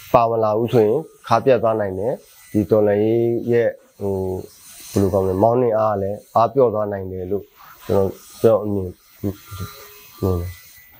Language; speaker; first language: Burmese; non-native, local second language; Karen languages